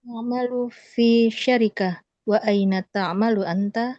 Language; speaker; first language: Arabic; non-native, learner; Indonesian